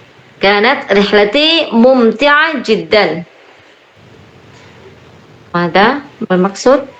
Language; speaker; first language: Arabic; non-native, fluent; Indonesian